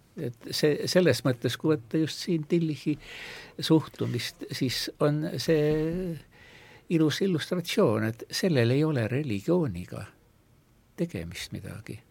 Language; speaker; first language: Estonian; native; Estonian